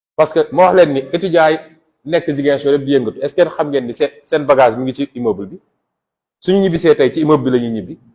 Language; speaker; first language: Wolof; non-native, local second language; Jola-Fonyi